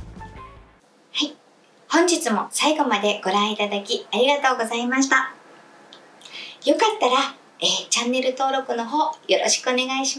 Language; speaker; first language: Japanese; native; Japanese